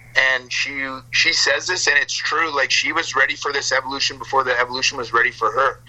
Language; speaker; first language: English; native; English